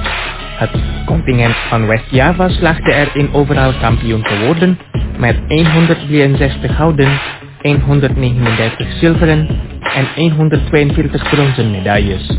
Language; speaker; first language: Dutch; non-native, fluent; Indonesian